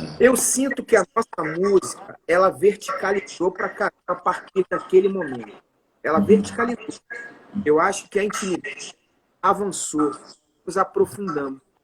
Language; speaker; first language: Portuguese; native; Portuguese